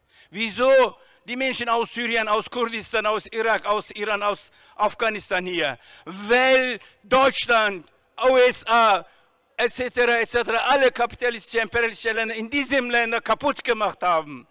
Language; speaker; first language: German; non-native, fluent; Turkish